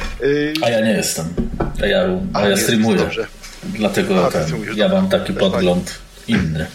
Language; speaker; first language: Polish; native; Polish